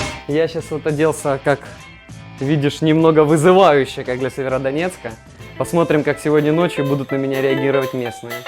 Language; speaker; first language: Russian; native; Russian